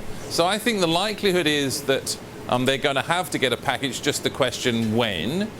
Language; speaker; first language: English; native; English